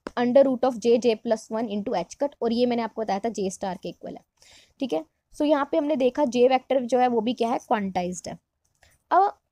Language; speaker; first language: Hindi; non-native, local second language; Punjabi